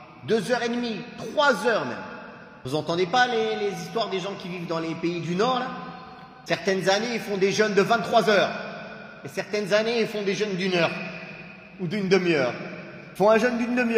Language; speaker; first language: French; native; French